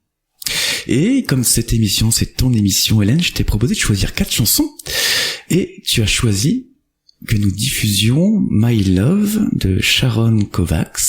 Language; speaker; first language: French; native; French